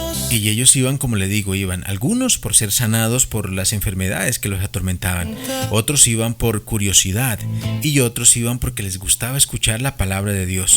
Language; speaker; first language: Spanish; native; Spanish